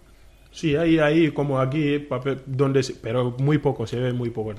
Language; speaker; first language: Spanish; non-native, fluent; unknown